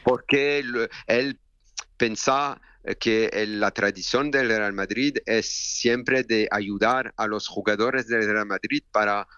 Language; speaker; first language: Spanish; non-native, learner; French